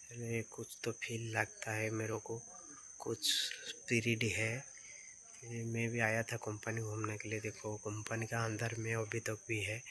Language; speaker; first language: Hindi; non-native, local second language; Odia